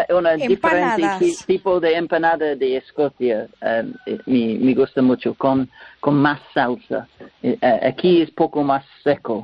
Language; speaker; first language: Spanish; non-native, learner; English